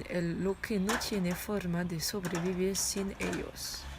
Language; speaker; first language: Spanish; non-native, learner; French